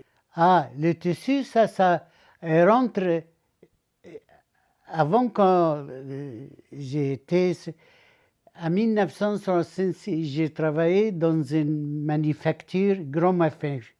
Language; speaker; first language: French; non-native, learner; Arabic